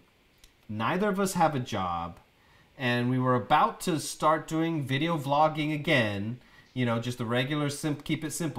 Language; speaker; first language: English; native; English